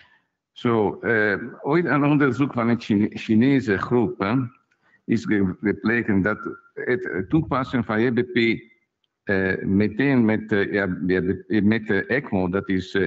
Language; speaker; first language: Dutch; non-native, fluent; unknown